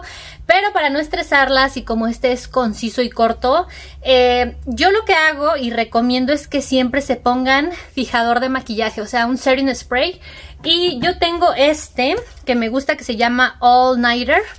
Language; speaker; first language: Spanish; native; Spanish